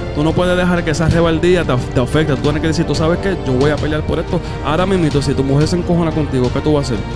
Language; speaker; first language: Spanish; early bilingual, heritage; Spanish